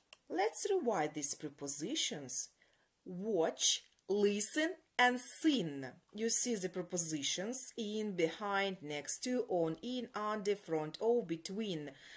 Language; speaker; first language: English; non-native, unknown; Ukrainian